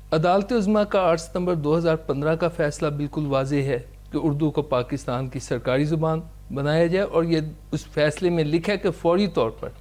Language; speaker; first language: Urdu; non-native, local second language; Punjabi